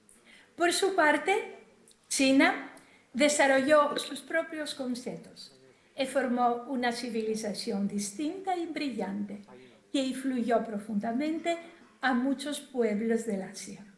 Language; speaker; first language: Spanish; non-native, fluent; Greek